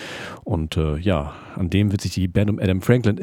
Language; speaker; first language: German; native; German